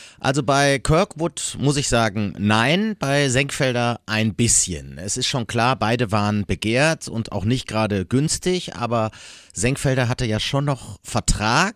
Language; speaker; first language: German; native; German